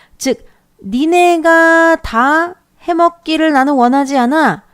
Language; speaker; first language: Korean; native; Korean